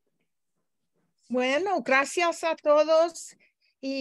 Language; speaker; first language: Spanish; non-native, learner; English